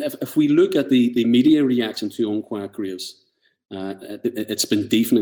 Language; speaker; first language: English; native; English